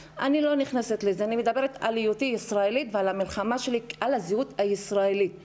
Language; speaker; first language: Hebrew; non-native, local second language; Arabic